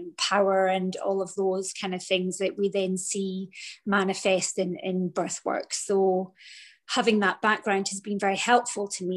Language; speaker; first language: English; native; English